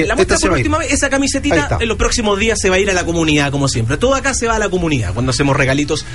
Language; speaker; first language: Spanish; native; Spanish